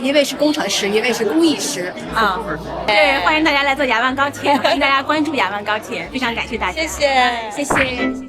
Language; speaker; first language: Chinese; native; Chinese